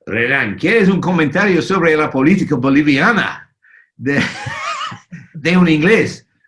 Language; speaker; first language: Spanish; non-native, fluent; English